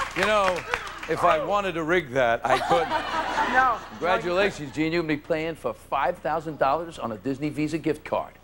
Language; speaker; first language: English; native; English